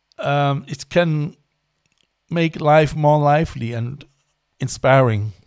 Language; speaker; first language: English; non-native, fluent; German